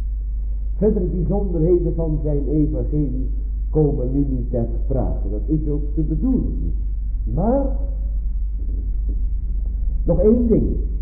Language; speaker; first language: Dutch; native; Dutch